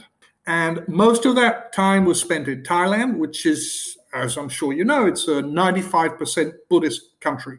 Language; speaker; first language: English; native; English